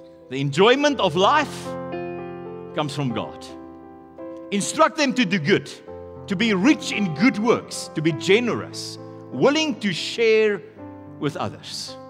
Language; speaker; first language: English; non-native, local second language; Afrikaans